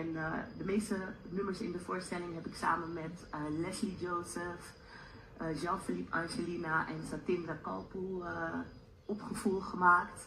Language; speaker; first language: Dutch; native; Dutch